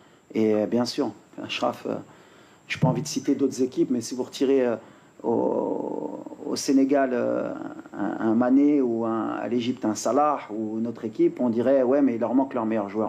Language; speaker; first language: French; native; French